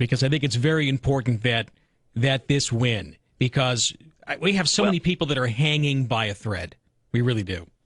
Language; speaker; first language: English; native; English